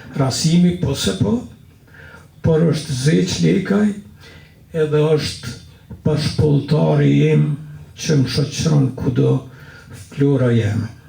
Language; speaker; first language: Albanian; native; Albanian